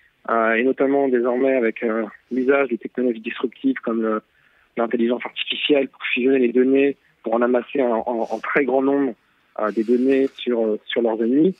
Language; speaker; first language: French; native; French